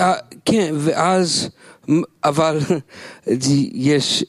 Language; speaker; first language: Hebrew; non-native, learner; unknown